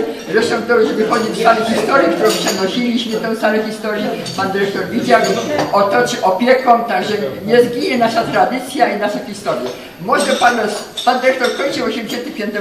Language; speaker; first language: Polish; native; Polish